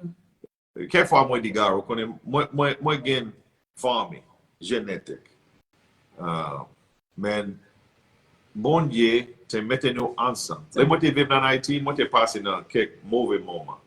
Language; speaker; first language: Haitian Creole; non-native, learner; English